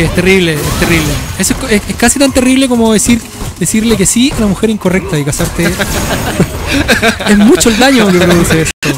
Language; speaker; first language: Spanish; native; Spanish